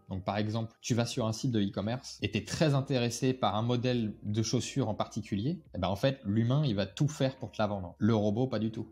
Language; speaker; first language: French; native; French